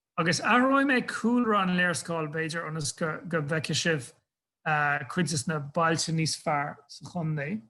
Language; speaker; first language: Irish; non-native, local second language; English